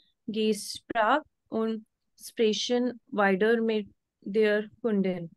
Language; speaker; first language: German; non-native, learner; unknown